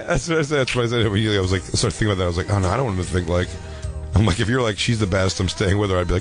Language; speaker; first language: English; native; English